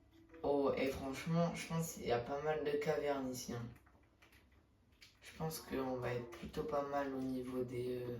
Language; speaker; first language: French; native; French